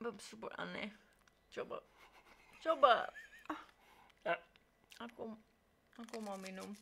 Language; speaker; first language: Indonesian; non-native, learner; English